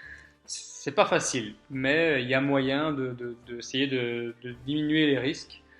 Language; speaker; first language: French; native; French